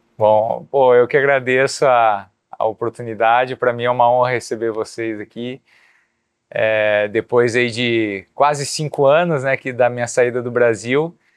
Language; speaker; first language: Portuguese; native; Portuguese